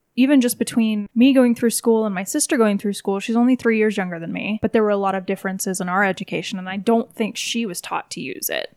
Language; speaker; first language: English; native; English